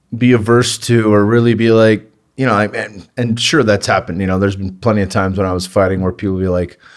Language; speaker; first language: English; native; English